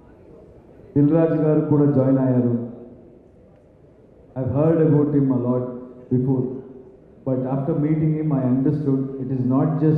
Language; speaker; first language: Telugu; non-native, learner; Kannada